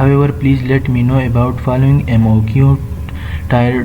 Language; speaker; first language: English; non-native, local second language; Urdu